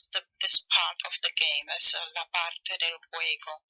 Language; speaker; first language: Spanish; non-native, fluent; German